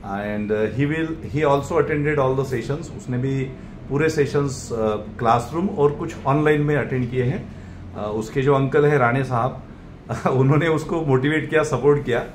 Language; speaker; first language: Hindi; non-native, local second language; Marathi